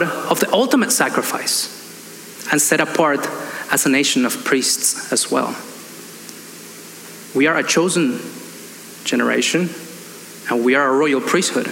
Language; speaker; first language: English; non-native, fluent; Spanish